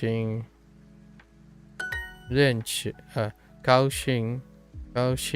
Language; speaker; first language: Chinese; non-native, learner; English